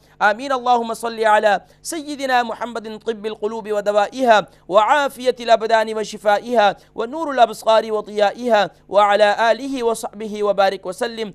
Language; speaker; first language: Urdu; native; Urdu